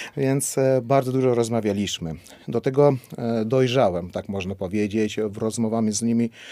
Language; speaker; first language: Polish; non-native, fluent; Armenian